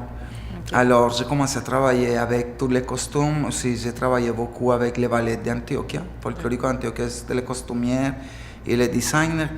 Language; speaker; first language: French; non-native, fluent; Spanish